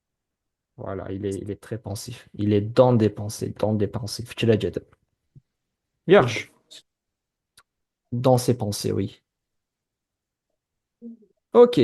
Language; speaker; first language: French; non-native, fluent; Azerbaijani